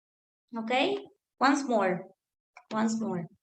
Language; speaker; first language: English; non-native, fluent; Spanish